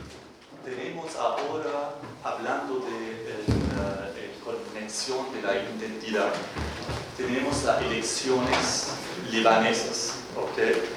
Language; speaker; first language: Spanish; non-native, fluent; Arabic